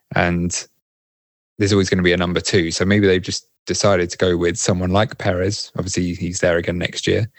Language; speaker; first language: English; native; English